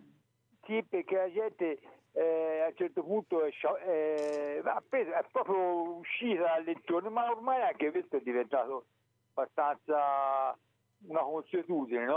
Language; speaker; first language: Italian; native; Italian